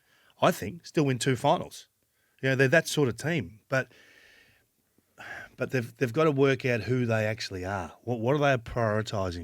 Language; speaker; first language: English; native; English